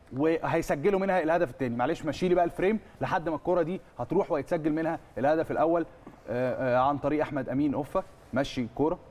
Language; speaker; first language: Arabic; native; Arabic